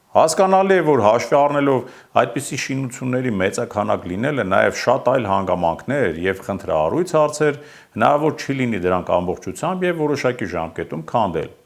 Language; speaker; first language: Armenian; native; Armenian